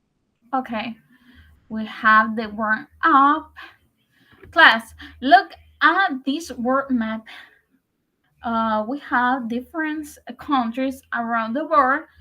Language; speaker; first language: English; non-native, learner; Spanish